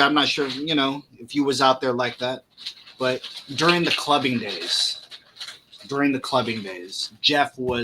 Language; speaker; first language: English; native; English